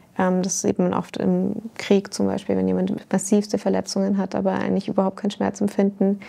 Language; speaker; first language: German; native; German